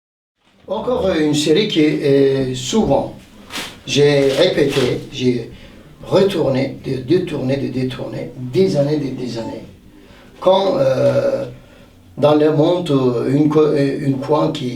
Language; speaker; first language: French; non-native, fluent; Turkish